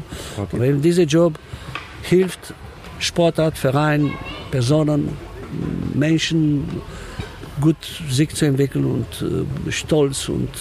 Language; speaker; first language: German; non-native, fluent; Romanian